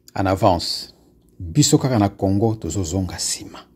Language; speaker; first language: French; non-native, local second language; Lingala